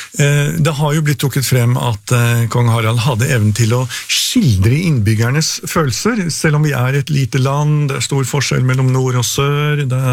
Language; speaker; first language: Norwegian; native; Norwegian